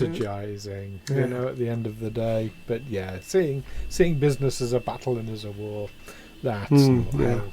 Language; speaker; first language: English; native; English